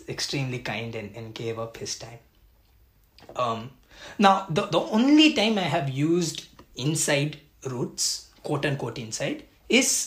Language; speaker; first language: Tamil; early bilingual, heritage; Tamil